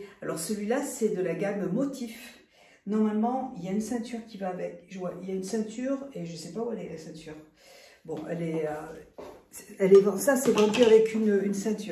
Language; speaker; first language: French; native; French